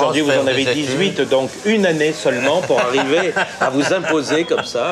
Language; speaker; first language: French; native; French